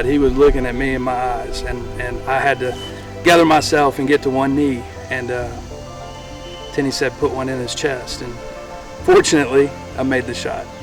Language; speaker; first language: English; native; English